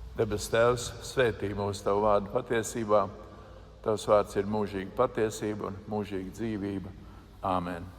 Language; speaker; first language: Latvian; native; Latvian